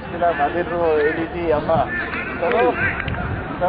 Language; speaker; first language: Arabic; non-native, learner; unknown